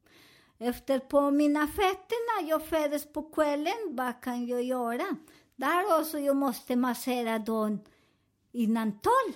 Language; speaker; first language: Swedish; non-native, learner; Spanish